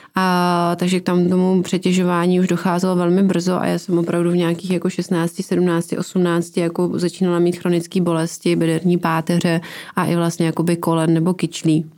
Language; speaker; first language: Czech; native; Czech